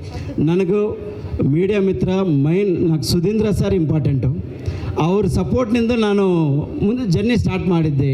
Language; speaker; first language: Kannada; non-native, learner; Telugu